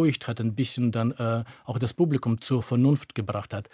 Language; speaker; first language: German; native; German